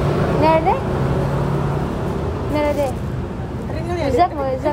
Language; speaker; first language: Turkish; non-native, learner; Indonesian